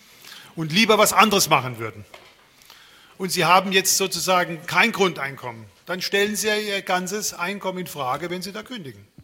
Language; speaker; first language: German; native; German